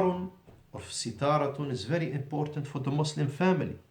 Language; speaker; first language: English; non-native, fluent; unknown